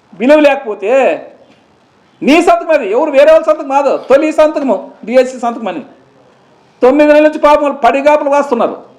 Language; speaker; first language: Telugu; native; Telugu